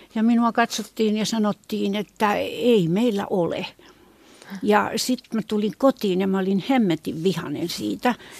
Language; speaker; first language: Finnish; native; Finnish